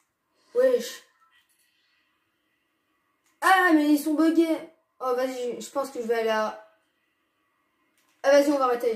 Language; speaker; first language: French; native; French